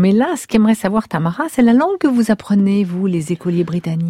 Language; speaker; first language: French; native; French